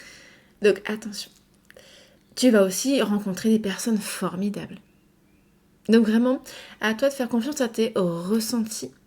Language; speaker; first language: French; native; French